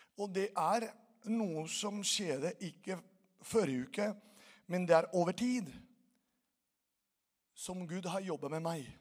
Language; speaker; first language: Norwegian; non-native, fluent; Portuguese